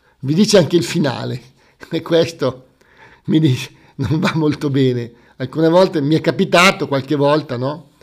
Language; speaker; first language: Italian; native; Italian